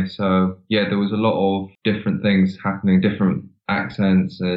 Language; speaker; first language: English; native; English